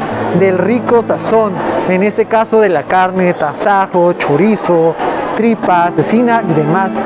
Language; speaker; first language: Spanish; native; Spanish